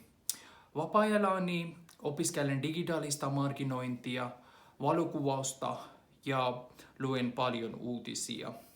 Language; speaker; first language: Finnish; non-native, fluent; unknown